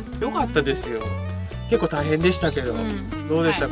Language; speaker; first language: Japanese; native; Japanese